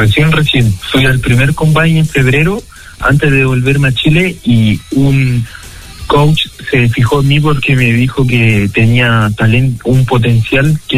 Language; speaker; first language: Spanish; native; Spanish